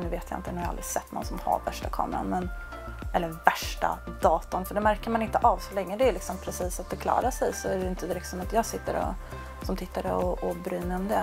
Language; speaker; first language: Swedish; native; Swedish